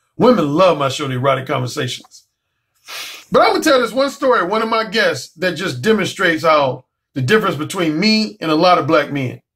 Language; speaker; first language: English; native; English